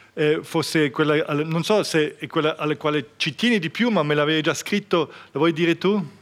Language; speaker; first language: Italian; non-native, fluent; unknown